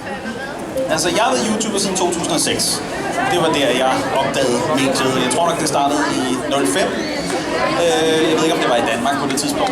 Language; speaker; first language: Danish; native; Danish